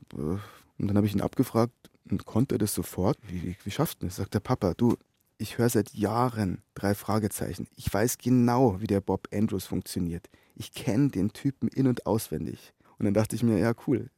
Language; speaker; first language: German; native; German